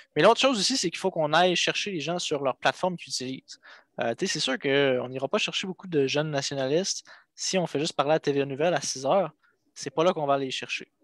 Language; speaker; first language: French; native; French